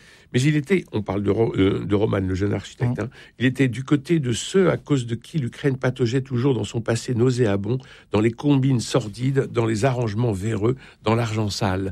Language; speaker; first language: French; native; French